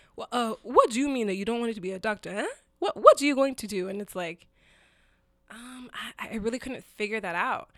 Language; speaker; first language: English; early bilingual, other home language; Yoruba